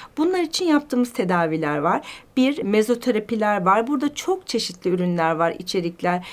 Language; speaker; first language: Turkish; native; Turkish